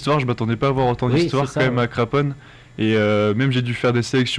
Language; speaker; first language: French; native; French